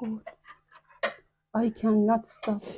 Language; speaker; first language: English; non-native, learner; Persian